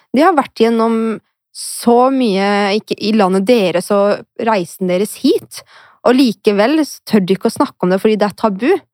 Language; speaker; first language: Norwegian; early bilingual, other home language; Arabic